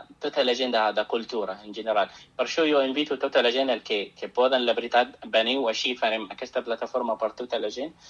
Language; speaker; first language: Catalan; non-native, fluent; Arabic